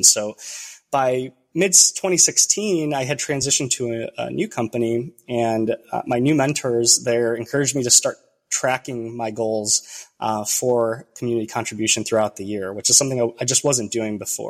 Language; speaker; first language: English; early bilingual, other home language; Romanian